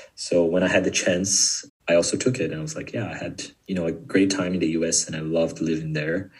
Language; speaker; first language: English; non-native, fluent; Portuguese